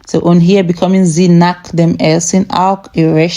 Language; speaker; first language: German; non-native, fluent; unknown